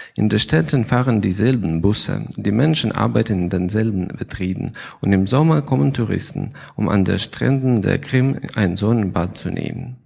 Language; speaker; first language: German; non-native, fluent; Ukrainian